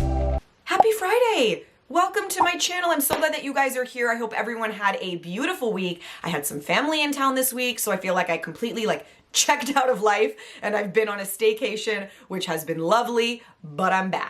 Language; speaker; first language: English; native; English